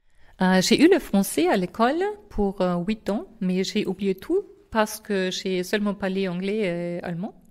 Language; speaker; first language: French; non-native, fluent; German